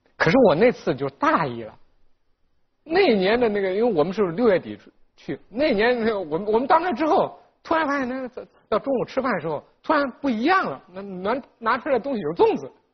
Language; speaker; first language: Chinese; native; Chinese